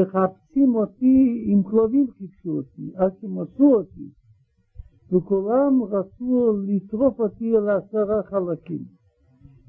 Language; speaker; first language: Hebrew; non-native, learner; Russian